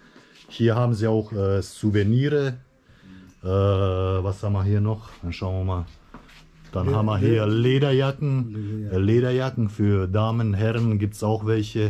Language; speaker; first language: German; non-native, fluent; Bosnian